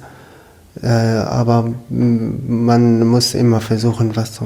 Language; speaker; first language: German; non-native, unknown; Arabic